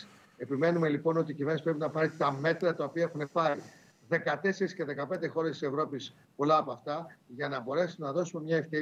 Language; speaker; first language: Greek; native; Greek